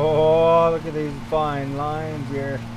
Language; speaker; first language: English; native; English